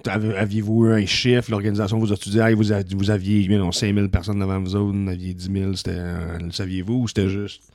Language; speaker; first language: French; native; French